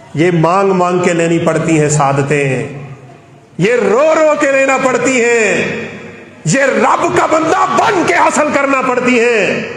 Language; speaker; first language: Urdu; non-native, local second language; Punjabi